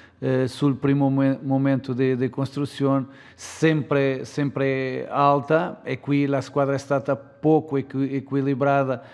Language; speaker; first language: Italian; non-native, fluent; Portuguese